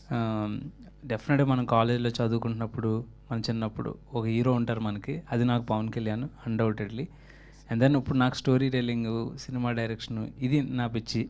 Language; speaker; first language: Telugu; native; Telugu